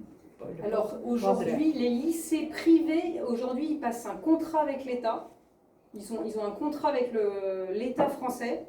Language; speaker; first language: French; native; French